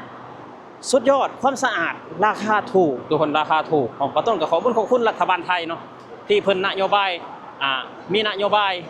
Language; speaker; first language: Thai; non-native, local second language; Lao